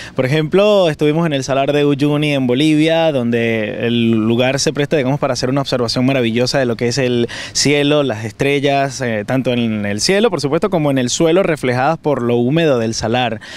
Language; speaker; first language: Spanish; native; Spanish